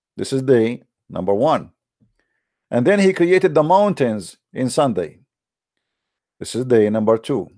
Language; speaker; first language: English; non-native, fluent; Arabic